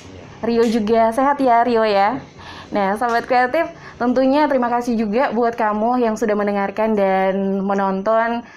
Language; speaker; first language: Indonesian; native; Indonesian